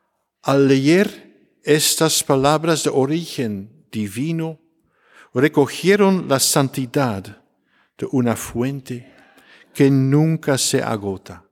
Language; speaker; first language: Spanish; non-native, fluent; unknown